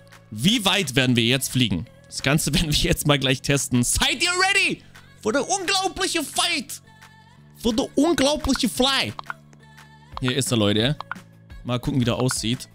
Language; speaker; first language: German; native; German